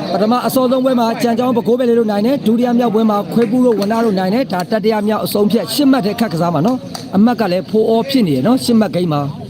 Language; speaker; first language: Burmese; native; Burmese